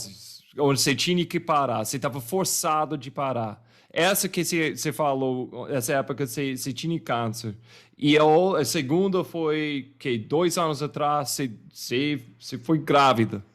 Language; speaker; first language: Portuguese; non-native, fluent; English